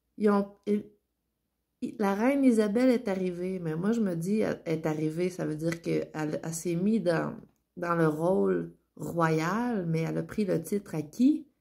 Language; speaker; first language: French; native; French